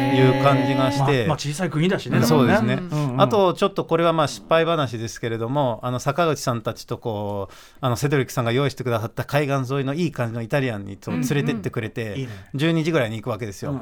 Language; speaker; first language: Japanese; non-native, fluent; Dutch